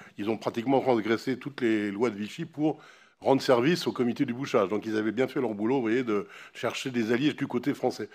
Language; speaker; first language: French; native; French